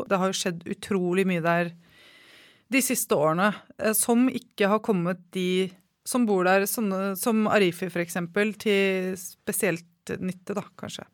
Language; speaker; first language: Norwegian; native; Norwegian